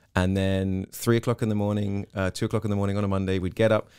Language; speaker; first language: English; native; English